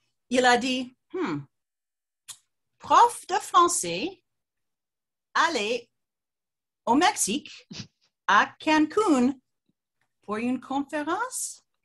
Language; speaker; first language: French; non-native, fluent; English